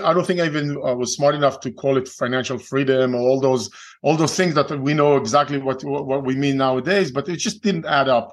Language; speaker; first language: English; non-native, fluent; Hebrew